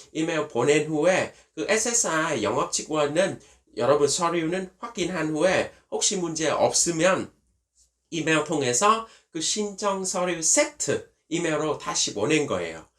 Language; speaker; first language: Korean; non-native, fluent; Vietnamese